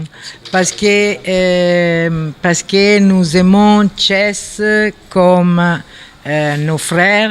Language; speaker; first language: French; non-native, fluent; Italian